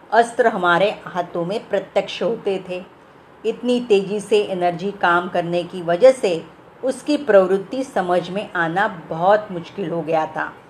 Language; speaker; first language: Hindi; non-native, local second language; Marathi